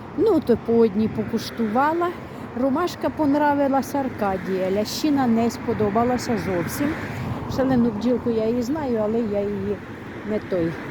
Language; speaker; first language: Ukrainian; native; Ukrainian